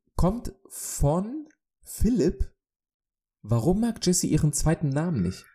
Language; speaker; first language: German; early bilingual, other home language; Polish